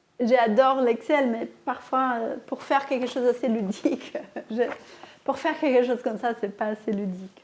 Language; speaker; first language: French; non-native, fluent; Portuguese